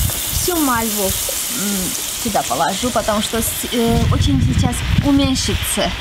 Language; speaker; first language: Russian; non-native, local second language; Armenian